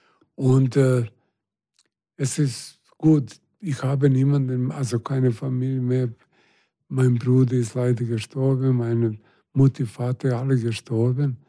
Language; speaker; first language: German; non-native, fluent; Serbian